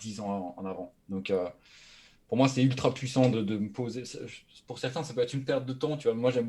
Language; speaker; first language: French; native; French